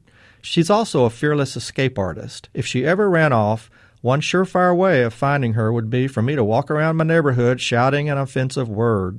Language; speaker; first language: English; native; English